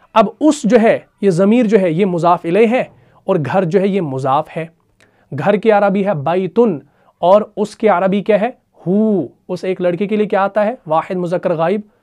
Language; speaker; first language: Urdu; non-native, local second language; Punjabi